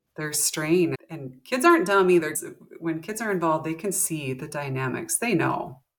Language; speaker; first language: English; native; English